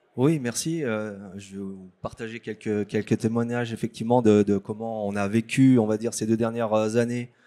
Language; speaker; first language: French; native; French